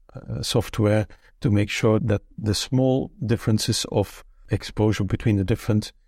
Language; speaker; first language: English; non-native, fluent; Dutch